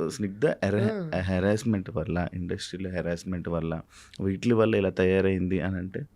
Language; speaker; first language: Telugu; native; Telugu